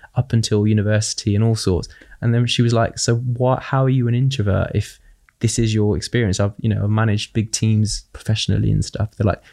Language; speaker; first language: English; native; English